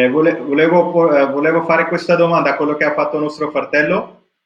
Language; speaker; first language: Italian; non-native, learner; Urdu